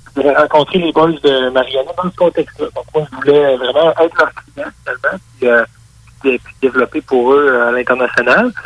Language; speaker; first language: French; native; French